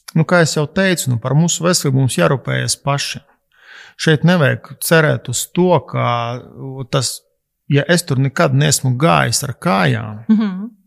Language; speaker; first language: Latvian; native; Latvian